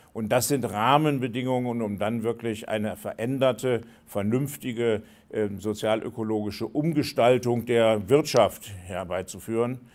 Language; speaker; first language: German; native; German